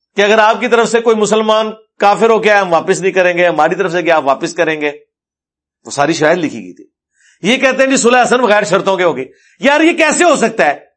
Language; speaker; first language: Urdu; non-native, local second language; Punjabi